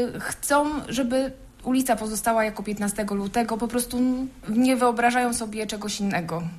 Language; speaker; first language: Polish; native; Polish